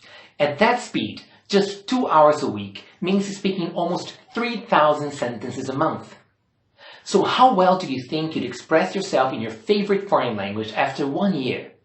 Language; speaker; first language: English; non-native, fluent; Portuguese